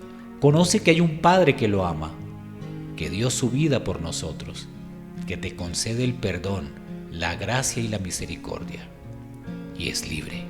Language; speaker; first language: Spanish; native; Spanish